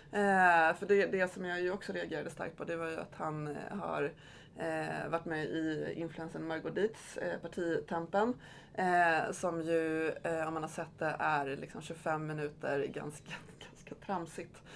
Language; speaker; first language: Swedish; native; Swedish